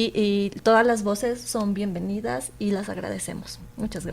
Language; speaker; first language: Spanish; native; Spanish